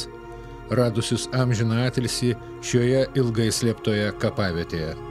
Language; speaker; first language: Lithuanian; native; Lithuanian